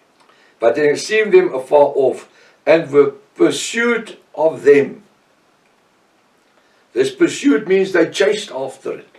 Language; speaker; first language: English; non-native, local second language; Afrikaans